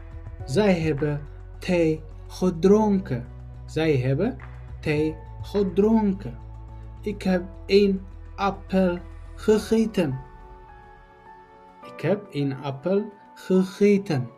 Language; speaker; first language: Dutch; non-native, learner; Tigrinya